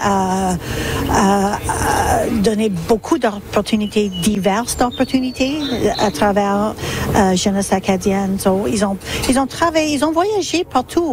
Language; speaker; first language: French; native; French